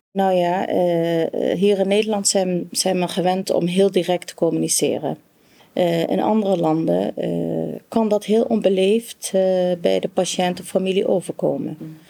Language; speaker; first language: Dutch; non-native, fluent; Arabic